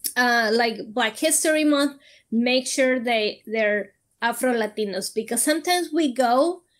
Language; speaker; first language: English; non-native, fluent; Spanish